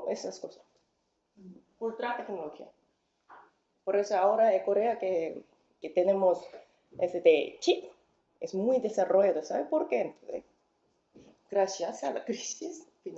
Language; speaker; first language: Spanish; non-native, fluent; Korean